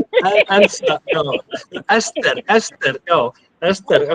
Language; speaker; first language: English; non-native, fluent; Icelandic